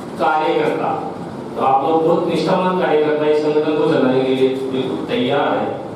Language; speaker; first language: Hindi; native; Hindi